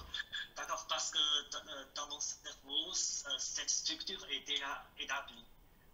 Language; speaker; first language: French; non-native, learner; Chinese